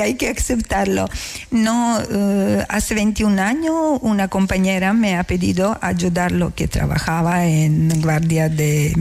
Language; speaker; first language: Spanish; non-native, learner; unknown